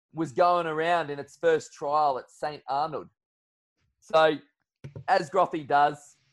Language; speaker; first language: English; native; English